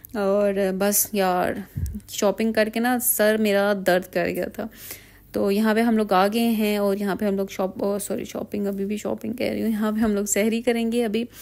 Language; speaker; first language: Urdu; non-native, local second language; Punjabi